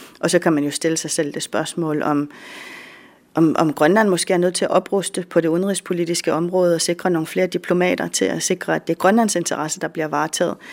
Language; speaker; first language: Danish; native; Danish